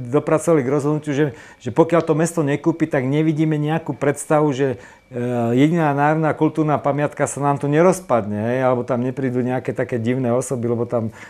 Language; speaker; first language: Slovak; native; Slovak